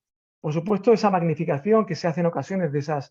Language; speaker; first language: Spanish; native; Spanish